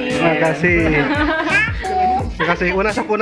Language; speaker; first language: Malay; non-native, local second language; Sundanese